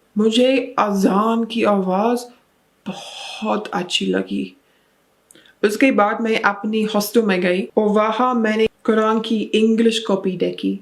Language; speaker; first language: Urdu; non-native, learner; English